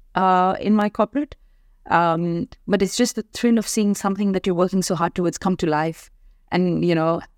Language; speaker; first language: English; non-native, local second language; Hindi